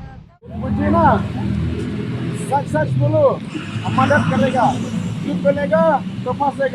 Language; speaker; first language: Hindi; non-native, local second language; Khasi